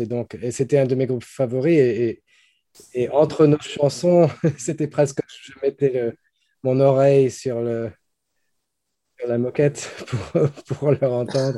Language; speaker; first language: French; non-native, fluent; English